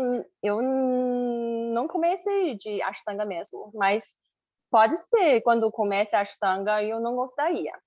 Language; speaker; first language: Portuguese; non-native, learner; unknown